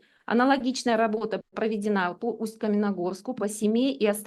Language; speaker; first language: Russian; native; Russian